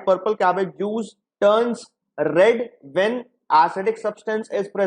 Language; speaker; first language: English; non-native, local second language; Hindi